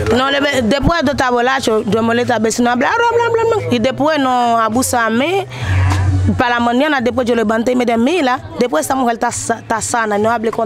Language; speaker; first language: Spanish; non-native, learner; Haitian Creole